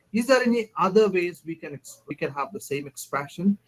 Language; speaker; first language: English; non-native, local second language; Malayalam